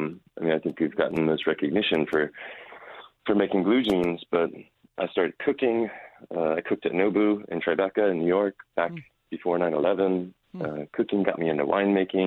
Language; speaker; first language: English; native; English